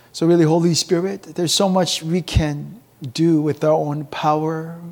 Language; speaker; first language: English; early bilingual, other home language; Korean